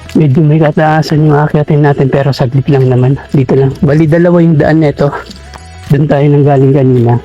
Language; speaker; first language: Filipino; native; Filipino